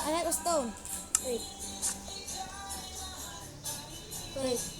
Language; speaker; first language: English; non-native, local second language; Filipino